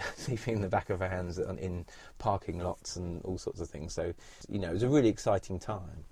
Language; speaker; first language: English; native; English